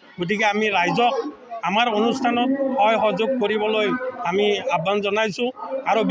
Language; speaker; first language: Assamese; native; Assamese